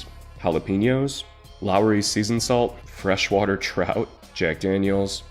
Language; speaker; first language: English; native; English